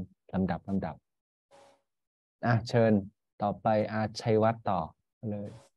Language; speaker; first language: Thai; native; Thai